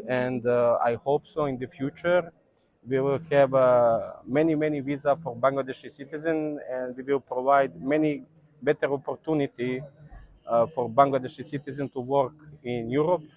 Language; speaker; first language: English; non-native, learner; Serbian